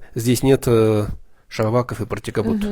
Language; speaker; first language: Russian; native; Russian